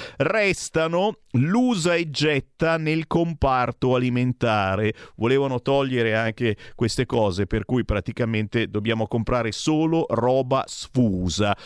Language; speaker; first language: Italian; native; Italian